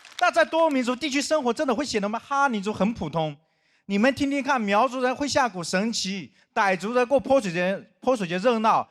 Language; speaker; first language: Chinese; non-native, local second language; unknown